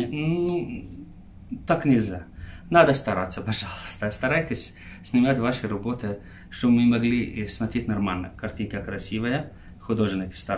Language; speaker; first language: Russian; non-native, learner; Arabic